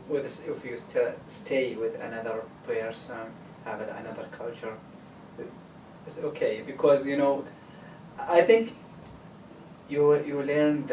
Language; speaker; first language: English; non-native, learner; Arabic